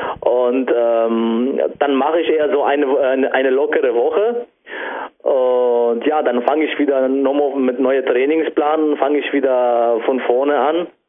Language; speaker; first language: German; non-native, fluent; Italian